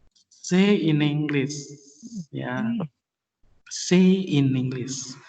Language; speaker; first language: English; non-native, fluent; Indonesian